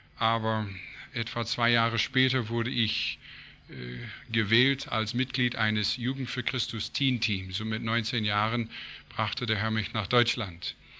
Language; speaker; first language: German; non-native, fluent; English